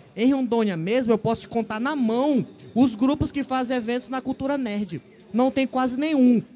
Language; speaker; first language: Portuguese; native; Portuguese